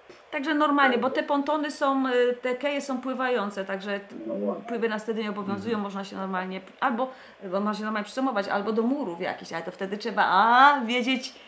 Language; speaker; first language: Polish; native; Polish